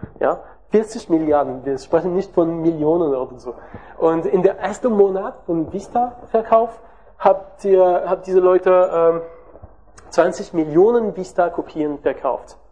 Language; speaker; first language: German; non-native, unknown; French